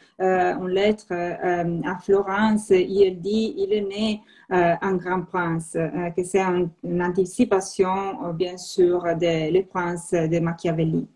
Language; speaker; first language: French; non-native, learner; Italian